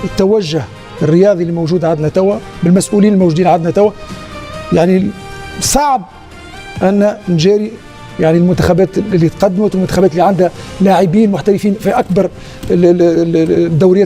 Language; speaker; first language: Arabic; native; Arabic